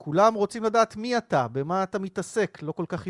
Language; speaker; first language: Hebrew; native; Hebrew